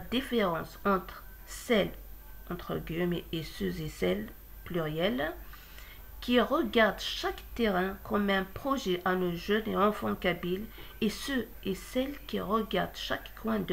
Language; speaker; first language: French; non-native, local second language; Kabyle